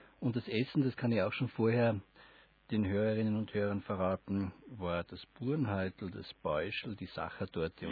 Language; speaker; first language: German; native; German